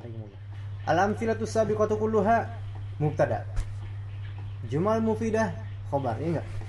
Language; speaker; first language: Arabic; non-native, fluent; Indonesian